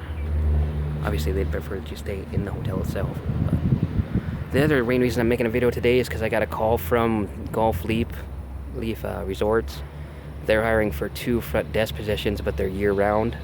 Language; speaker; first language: English; native; English